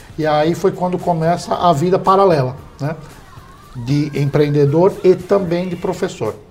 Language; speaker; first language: Portuguese; early bilingual, heritage; English